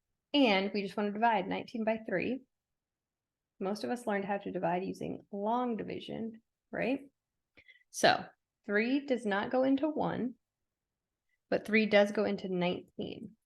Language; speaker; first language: English; native; English